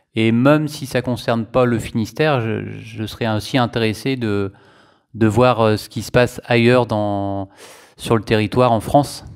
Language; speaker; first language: French; native; French